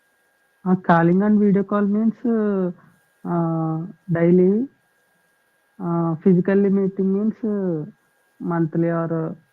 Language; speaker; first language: English; non-native, learner; Telugu